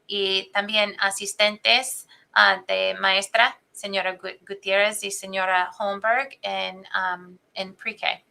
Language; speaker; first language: Spanish; non-native, fluent; English